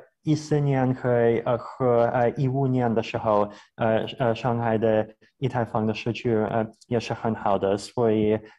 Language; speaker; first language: Chinese; non-native, fluent; Russian